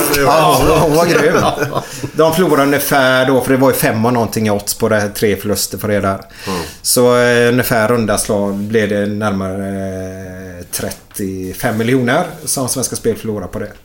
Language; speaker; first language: Swedish; native; Swedish